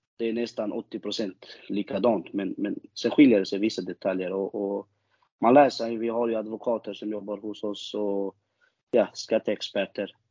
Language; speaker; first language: Swedish; early bilingual, other home language; Albanian